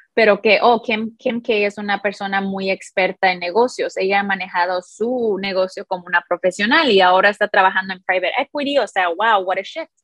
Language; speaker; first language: Spanish; early bilingual, heritage; Spanish